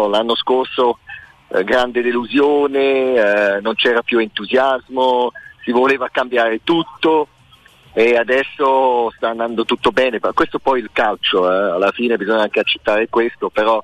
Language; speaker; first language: Italian; early bilingual, heritage; Italian